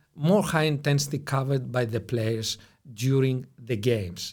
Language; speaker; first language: English; non-native, fluent; Greek